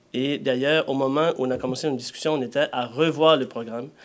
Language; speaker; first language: French; native; French